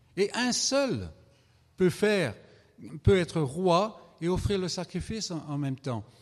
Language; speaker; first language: French; native; French